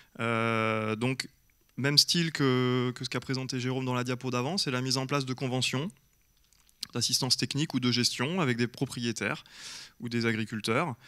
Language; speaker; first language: French; native; French